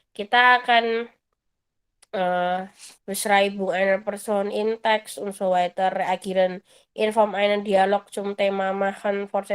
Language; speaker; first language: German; non-native, fluent; Indonesian